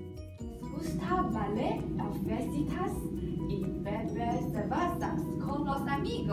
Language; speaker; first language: Spanish; non-native, learner; Chinese